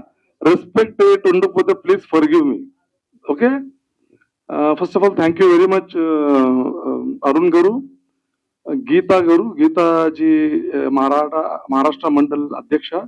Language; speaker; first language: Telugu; early bilingual, heritage; Telugu